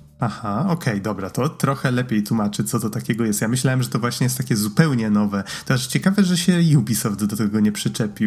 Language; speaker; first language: Polish; native; Polish